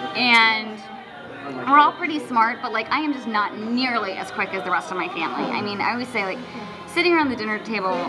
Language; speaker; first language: English; native; English